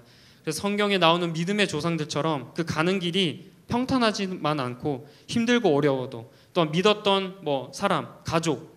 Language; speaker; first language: Korean; native; Korean